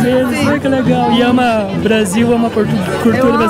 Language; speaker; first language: Portuguese; native; Portuguese